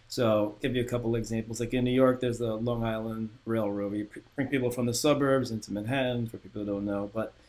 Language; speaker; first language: English; native; English